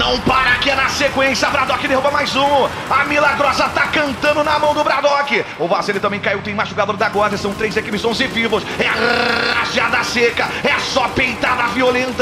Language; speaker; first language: Portuguese; native; Portuguese